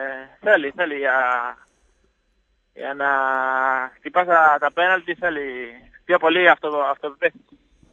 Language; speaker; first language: Greek; non-native, fluent; Italian